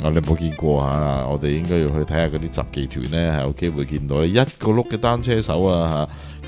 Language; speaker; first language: Cantonese; native; Cantonese